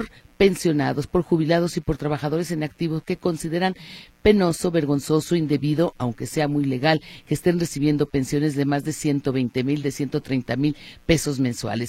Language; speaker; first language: Spanish; native; Spanish